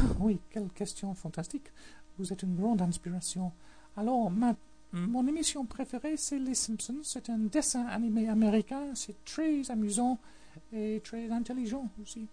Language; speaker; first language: French; non-native, learner; English